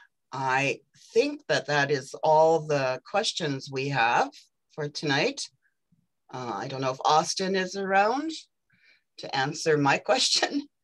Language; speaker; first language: English; early bilingual, other home language; Ukrainian